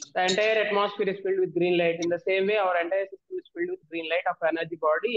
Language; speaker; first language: English; non-native, local second language; Telugu